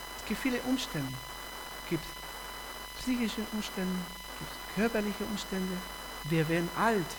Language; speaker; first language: German; non-native, fluent; Spanish